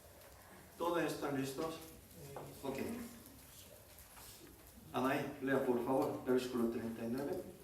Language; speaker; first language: Spanish; non-native, learner; Korean